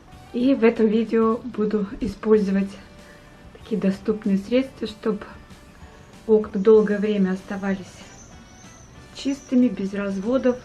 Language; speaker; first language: Russian; native; Russian